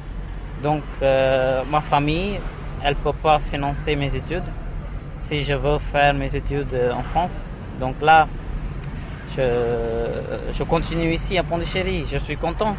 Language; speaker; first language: French; non-native, fluent; Tamil